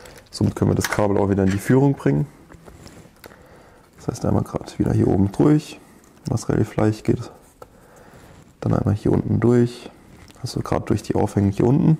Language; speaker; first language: German; native; German